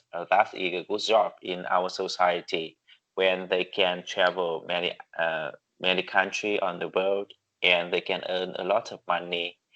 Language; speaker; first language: English; non-native, learner; Vietnamese